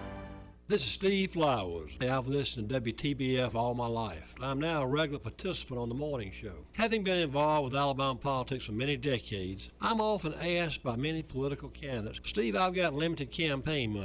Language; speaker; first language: English; native; English